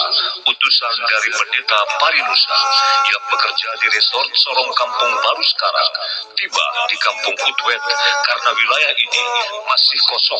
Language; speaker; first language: Indonesian; native; Indonesian